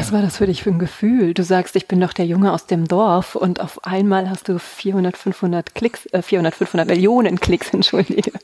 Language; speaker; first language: German; native; German